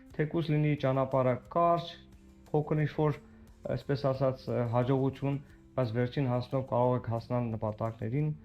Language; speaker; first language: Armenian; native; Armenian